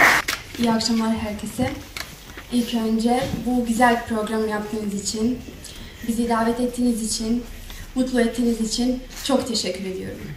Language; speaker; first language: Turkish; non-native, learner; Bosnian